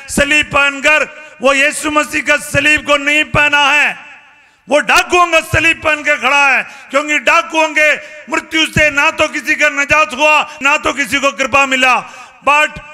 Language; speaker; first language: Hindi; non-native, fluent; Malayalam